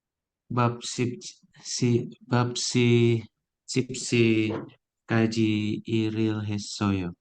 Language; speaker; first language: Korean; non-native, learner; Indonesian